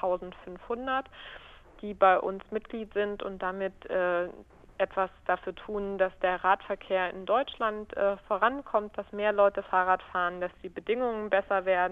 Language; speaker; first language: German; native; German